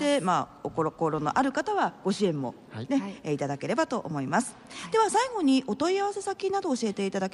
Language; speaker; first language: Japanese; native; Japanese